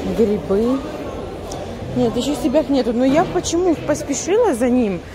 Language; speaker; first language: Russian; native; Russian